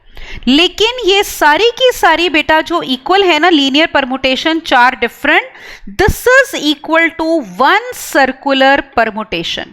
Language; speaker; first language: Hindi; native; Hindi